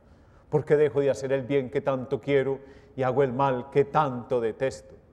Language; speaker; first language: Spanish; native; Spanish